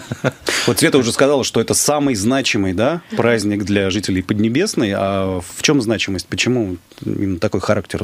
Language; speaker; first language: Russian; native; Russian